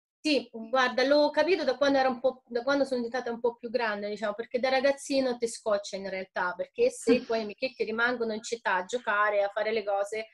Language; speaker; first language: Italian; non-native, fluent; Ukrainian